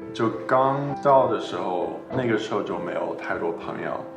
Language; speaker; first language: Chinese; non-native, fluent; English